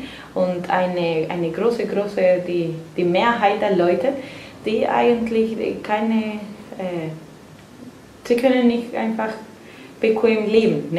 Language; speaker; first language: German; non-native, fluent; Spanish